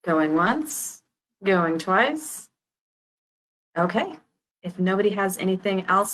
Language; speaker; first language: English; native; English